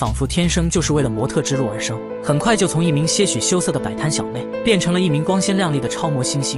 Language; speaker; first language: Chinese; native; Chinese